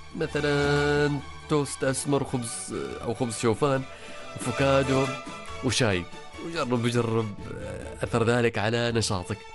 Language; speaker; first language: Arabic; native; Arabic